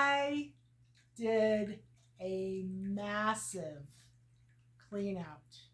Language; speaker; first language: English; native; English